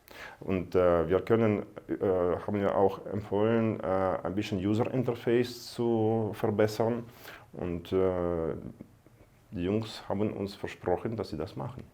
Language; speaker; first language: German; non-native, fluent; Russian